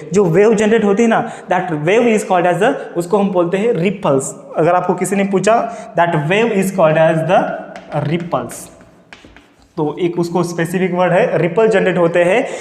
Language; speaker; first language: Hindi; non-native, local second language; Marathi